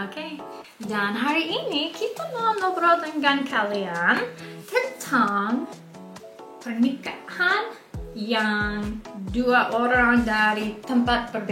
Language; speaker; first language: Indonesian; non-native, learner; English